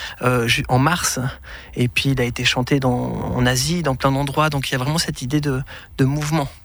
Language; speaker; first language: French; native; French